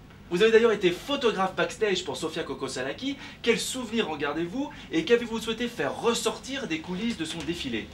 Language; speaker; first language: French; non-native, fluent; Greek